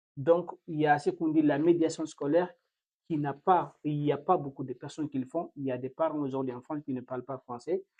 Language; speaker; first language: French; non-native, local second language; Fula